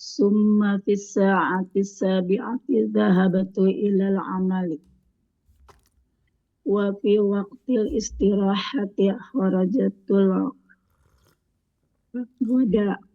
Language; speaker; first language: Arabic; non-native, learner; Indonesian